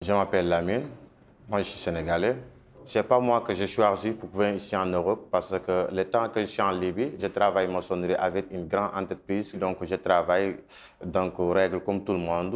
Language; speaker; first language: French; non-native, learner; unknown